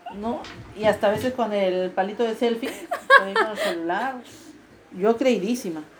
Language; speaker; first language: Spanish; native; Spanish